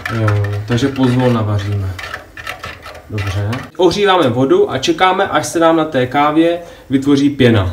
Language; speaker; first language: Czech; native; Czech